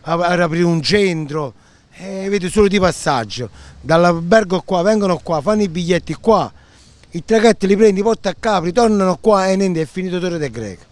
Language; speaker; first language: Italian; native; Italian